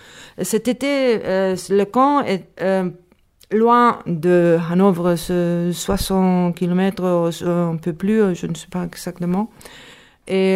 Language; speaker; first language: French; non-native, learner; Spanish